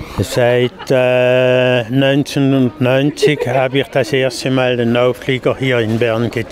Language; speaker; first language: German; non-native, fluent; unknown